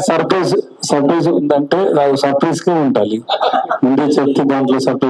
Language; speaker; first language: Telugu; non-native, learner; Tamil